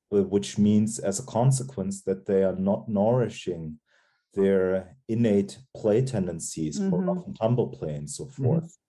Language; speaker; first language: English; non-native, fluent; German